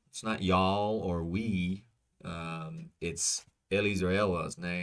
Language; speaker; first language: English; native; English